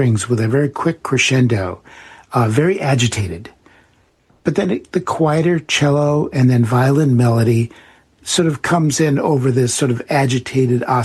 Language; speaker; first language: English; native; English